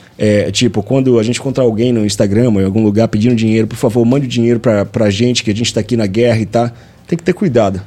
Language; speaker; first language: Portuguese; native; Portuguese